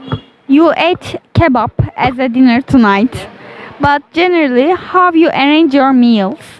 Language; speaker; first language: English; non-native, learner; Turkish